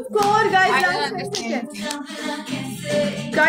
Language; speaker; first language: English; non-native, local second language; Marathi